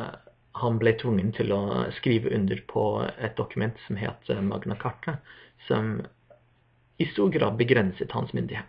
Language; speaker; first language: Norwegian; non-native, fluent; English